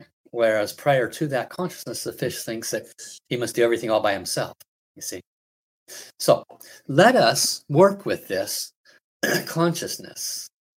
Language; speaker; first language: English; native; English